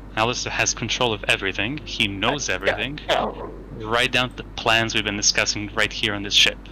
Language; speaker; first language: English; non-native, fluent; Greek